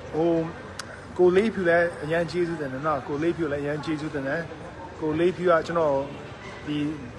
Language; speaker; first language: Burmese; non-native, local second language; Kachin